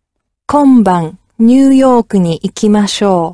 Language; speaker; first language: Japanese; non-native, learner; English